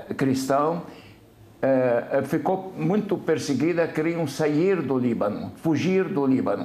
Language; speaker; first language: Portuguese; non-native, fluent; Arabic